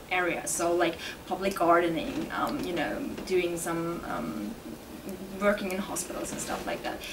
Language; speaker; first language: English; non-native, fluent; German